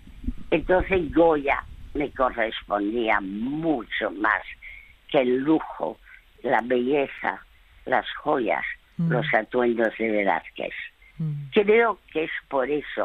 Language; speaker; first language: Spanish; early bilingual, other home language; French